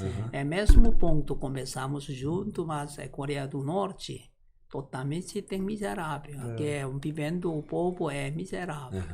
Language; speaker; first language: Portuguese; non-native, learner; Korean